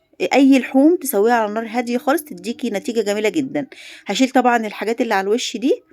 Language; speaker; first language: Arabic; native; Arabic